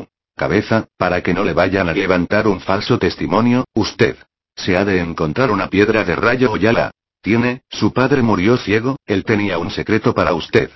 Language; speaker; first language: Spanish; native; Spanish